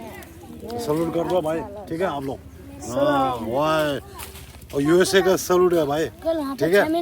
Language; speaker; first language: Hindi; non-native, local second language; Tibetan